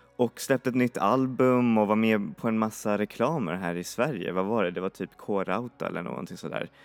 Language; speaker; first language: Swedish; native; Swedish